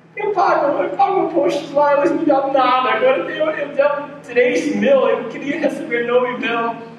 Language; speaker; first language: Portuguese; non-native, fluent; English